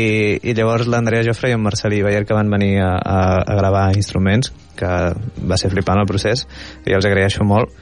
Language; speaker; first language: Catalan; native; Catalan